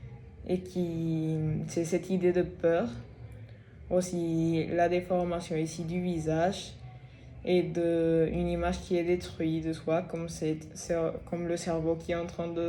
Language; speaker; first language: French; non-native, fluent; Spanish